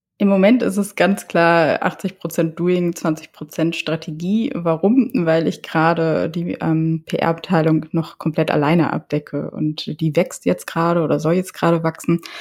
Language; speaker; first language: German; early bilingual, other home language; Polish